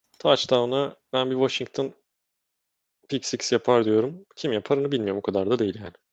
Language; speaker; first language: Turkish; native; Turkish